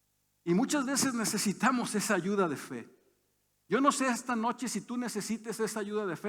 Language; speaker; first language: Spanish; native; Spanish